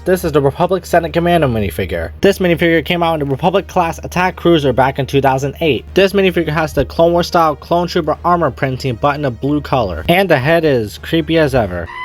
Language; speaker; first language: English; native; English